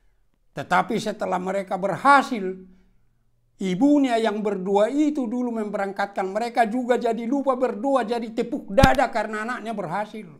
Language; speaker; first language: Indonesian; non-native, local second language; Batak Toba